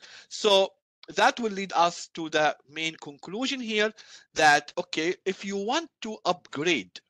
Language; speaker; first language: English; non-native, fluent; Arabic